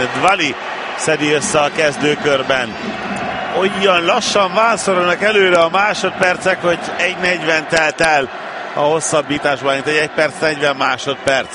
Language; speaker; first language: Hungarian; native; Hungarian